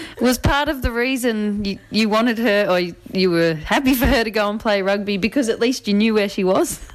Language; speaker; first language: English; native; English